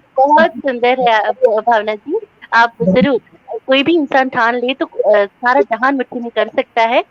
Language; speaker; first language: Hindi; native; Hindi